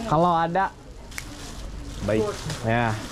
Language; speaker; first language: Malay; non-native, learner; English